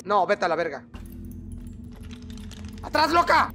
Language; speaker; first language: Spanish; native; Spanish